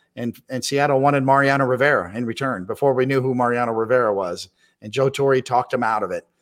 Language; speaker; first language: English; native; English